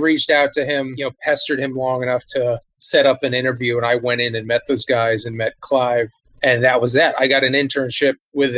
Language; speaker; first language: English; native; English